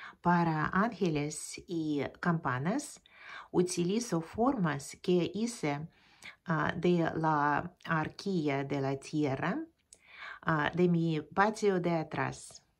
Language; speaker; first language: Spanish; non-native, fluent; Russian